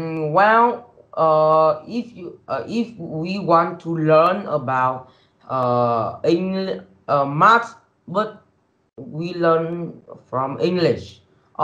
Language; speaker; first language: English; non-native, learner; Vietnamese